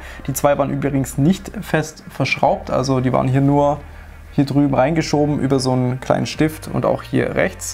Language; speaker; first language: German; native; German